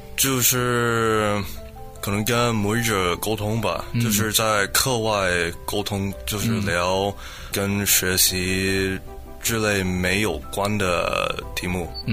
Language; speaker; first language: Chinese; early bilingual, heritage; Cantonese